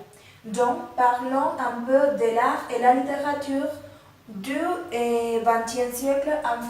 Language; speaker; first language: French; non-native, learner; Spanish